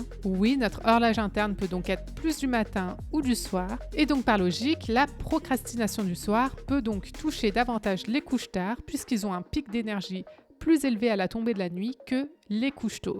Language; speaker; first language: French; native; French